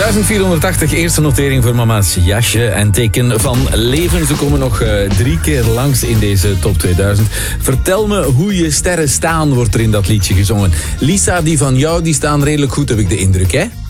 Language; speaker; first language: Dutch; native; Dutch